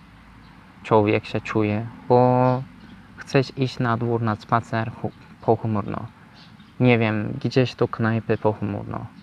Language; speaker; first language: Polish; non-native, learner; Turkish